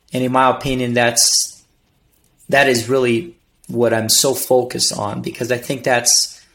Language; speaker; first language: English; non-native, fluent; Portuguese